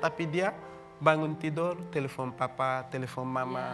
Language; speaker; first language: Indonesian; non-native, fluent; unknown